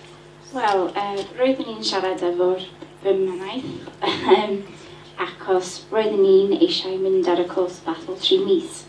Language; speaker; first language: Welsh; non-native, learner; English